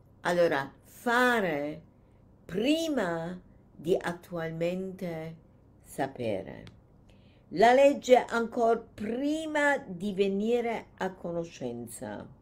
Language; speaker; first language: Italian; non-native, fluent; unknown